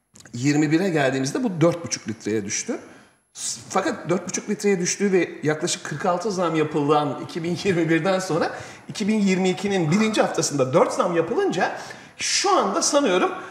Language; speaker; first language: Turkish; native; Turkish